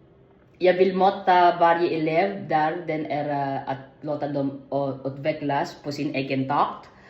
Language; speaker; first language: Swedish; non-native, learner; Filipino